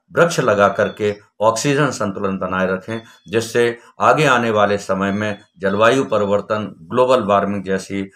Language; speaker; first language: Hindi; native; Hindi